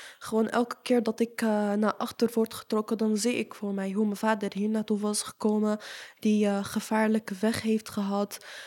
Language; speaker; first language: Dutch; non-native, fluent; Arabic